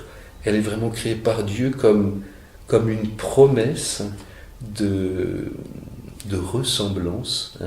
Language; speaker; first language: French; native; French